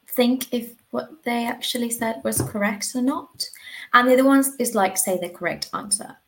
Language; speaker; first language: English; non-native, fluent; Spanish